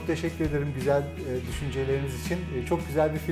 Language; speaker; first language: Turkish; native; Turkish